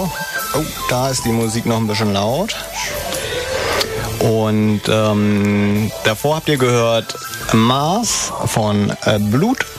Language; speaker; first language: German; native; German